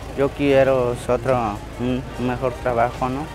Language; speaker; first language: Spanish; early bilingual, other home language; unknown